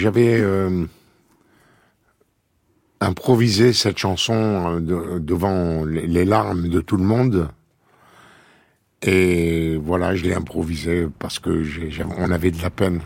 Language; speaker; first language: French; native; French